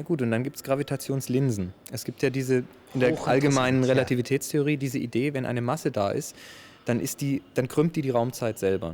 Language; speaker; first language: German; native; German